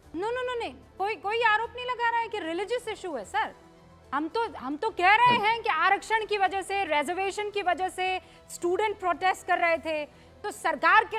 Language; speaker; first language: Hindi; native; Hindi